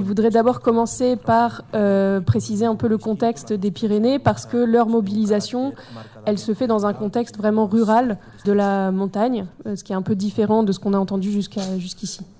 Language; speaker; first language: French; native; French